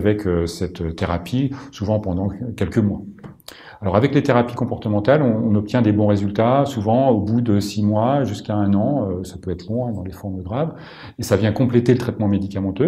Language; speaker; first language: French; native; French